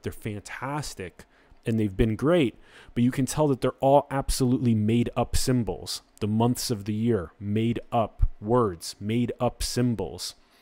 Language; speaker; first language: English; native; English